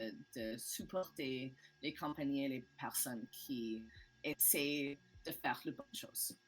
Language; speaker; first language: French; non-native, learner; English